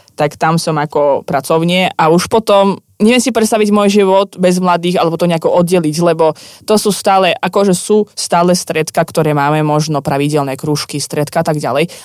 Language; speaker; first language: Slovak; non-native, fluent; Azerbaijani